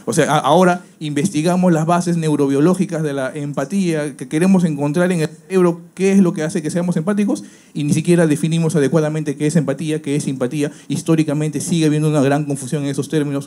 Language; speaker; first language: Spanish; native; Spanish